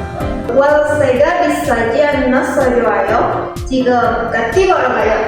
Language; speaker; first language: Korean; non-native, learner; Indonesian